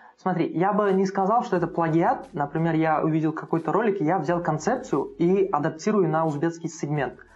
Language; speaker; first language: Russian; non-native, local second language; Uzbek